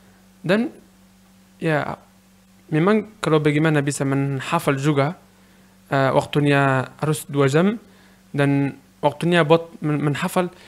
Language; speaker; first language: Indonesian; non-native, learner; Arabic